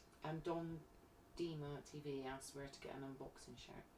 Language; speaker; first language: English; native; English